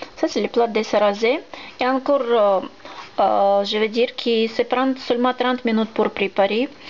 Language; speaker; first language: French; non-native, learner; Russian